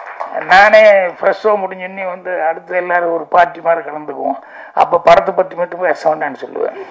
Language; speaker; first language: Tamil; native; Tamil